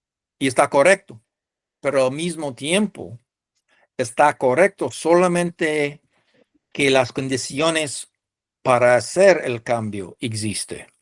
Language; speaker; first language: Spanish; non-native, fluent; English